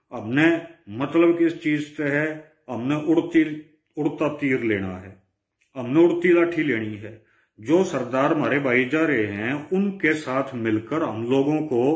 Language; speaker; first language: Hindi; native; Hindi